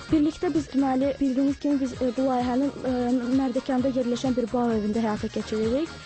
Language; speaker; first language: Azerbaijani; native; Azerbaijani